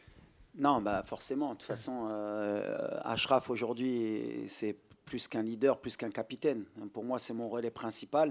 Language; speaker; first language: French; native; French